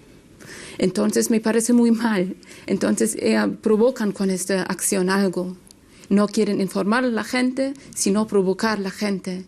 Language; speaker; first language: Spanish; non-native, learner; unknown